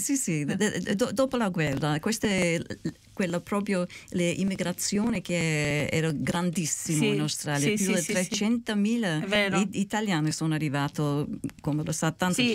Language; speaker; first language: Italian; early bilingual, heritage; Italian